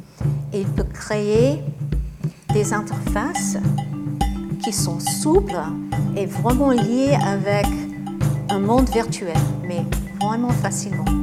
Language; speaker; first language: French; non-native, fluent; English